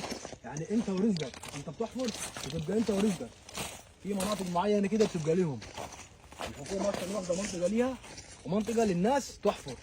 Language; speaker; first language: Arabic; native; Arabic